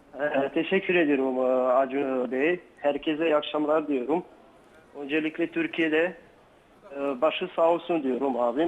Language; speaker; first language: Turkish; non-native, learner; Bosnian